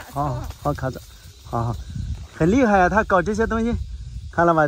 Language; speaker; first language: Chinese; native; Chinese